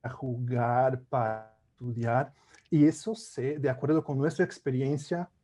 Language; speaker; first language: Spanish; non-native, fluent; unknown